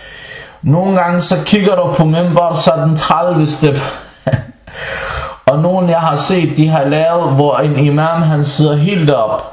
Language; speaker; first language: Danish; non-native, fluent; Arabic